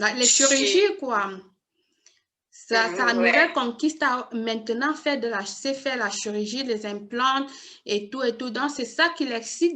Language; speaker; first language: French; native; French